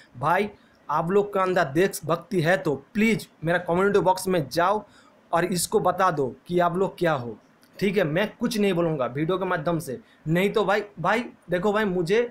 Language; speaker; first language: Hindi; non-native, local second language; Bangla